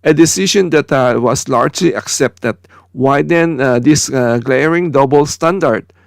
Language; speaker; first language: English; non-native, local second language; Filipino